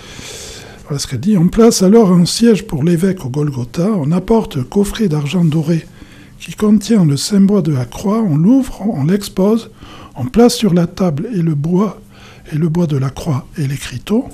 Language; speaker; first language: French; native; French